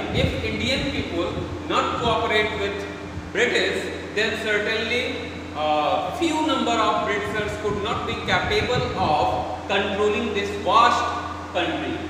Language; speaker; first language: English; non-native, local second language; Hindi